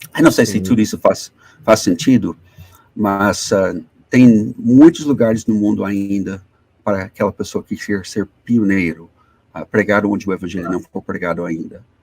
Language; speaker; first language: Portuguese; non-native, fluent; English